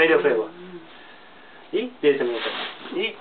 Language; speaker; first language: Spanish; non-native, learner; Japanese